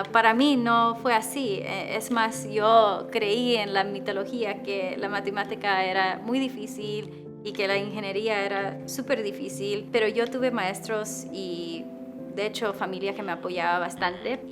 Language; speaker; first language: Spanish; early bilingual, other home language; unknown